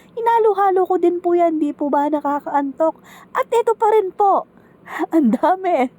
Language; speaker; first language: Filipino; native; Filipino